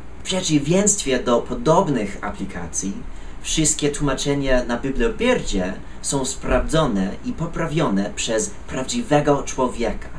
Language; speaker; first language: Polish; non-native, fluent; English